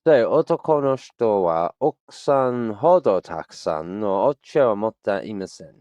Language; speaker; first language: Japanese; non-native, learner; English